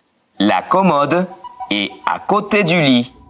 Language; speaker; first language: French; non-native, fluent; Spanish